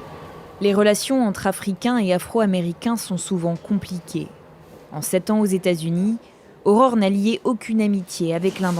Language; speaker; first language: French; native; French